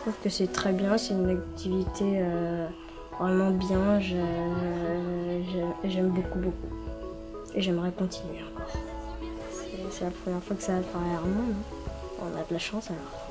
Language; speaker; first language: French; early bilingual, other home language; Cantonese